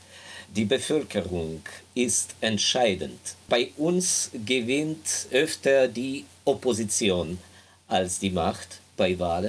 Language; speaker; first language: German; non-native, fluent; Ukrainian